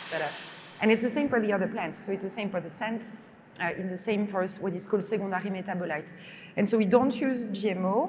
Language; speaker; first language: English; non-native, fluent; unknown